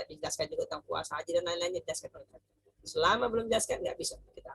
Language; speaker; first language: Indonesian; native; Indonesian